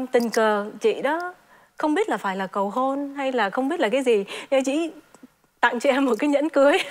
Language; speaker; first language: Vietnamese; early bilingual, heritage; Vietnamese